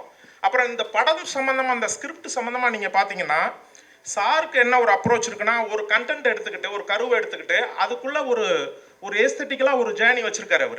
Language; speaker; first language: Tamil; native; Tamil